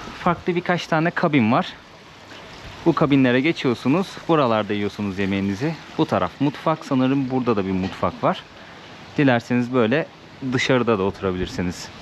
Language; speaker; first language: Turkish; native; Turkish